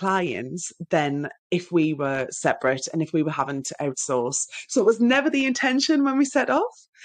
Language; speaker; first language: English; native; English